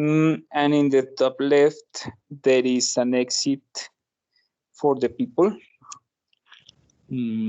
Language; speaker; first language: English; non-native, learner; Spanish